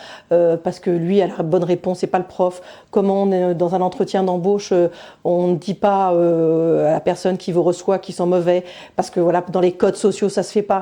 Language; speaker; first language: French; native; French